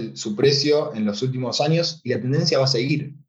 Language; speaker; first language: Spanish; native; Spanish